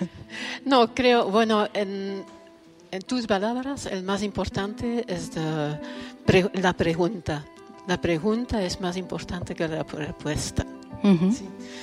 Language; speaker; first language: Spanish; non-native, learner; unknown